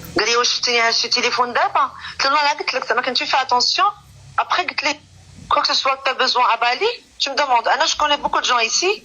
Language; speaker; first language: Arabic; native; Arabic